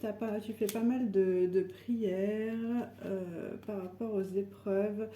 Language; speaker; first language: French; native; French